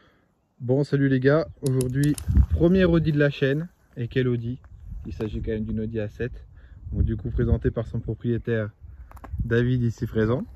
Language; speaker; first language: French; native; French